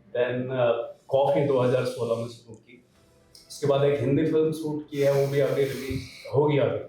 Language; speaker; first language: Hindi; non-native, local second language; Marathi